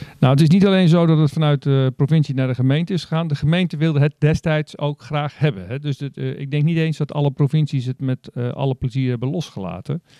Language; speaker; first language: Dutch; native; Dutch